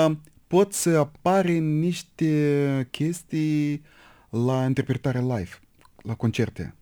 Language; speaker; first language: Romanian; non-native, local second language; Russian